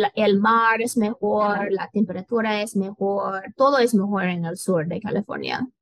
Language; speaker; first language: Spanish; non-native, learner; English